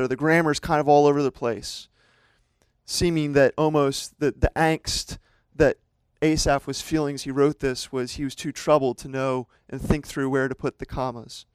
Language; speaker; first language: English; native; English